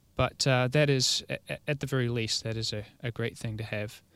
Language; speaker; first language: English; native; English